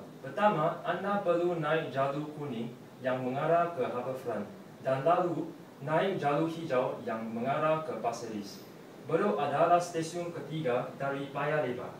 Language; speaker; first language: Indonesian; non-native, learner; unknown